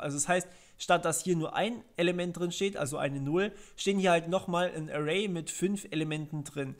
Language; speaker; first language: German; native; German